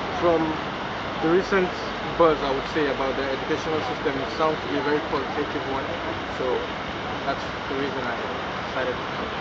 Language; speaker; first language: English; non-native, fluent; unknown